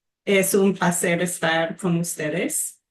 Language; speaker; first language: Spanish; non-native, fluent; English